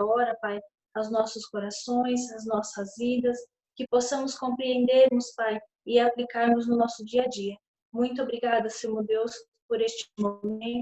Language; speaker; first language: Portuguese; native; Portuguese